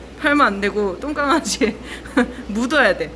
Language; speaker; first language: Korean; native; Korean